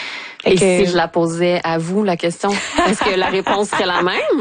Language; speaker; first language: French; native; French